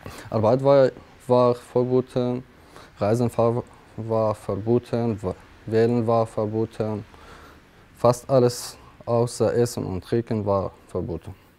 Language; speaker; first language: German; non-native, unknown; Kurdish